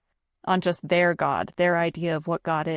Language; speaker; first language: English; native; English